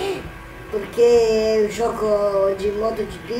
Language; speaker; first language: Portuguese; non-native, learner; Italian